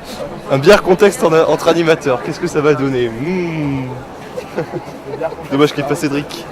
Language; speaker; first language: French; native; French